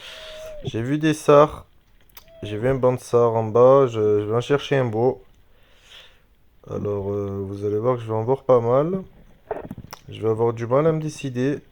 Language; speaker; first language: French; native; French